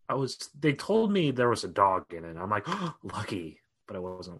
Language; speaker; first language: English; native; English